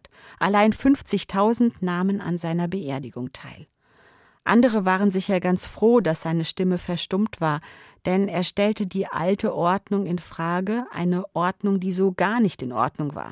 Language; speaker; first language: German; native; German